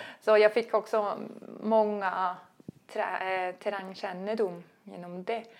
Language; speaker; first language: Swedish; non-native, fluent; German